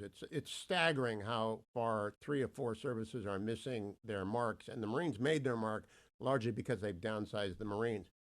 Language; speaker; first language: English; native; English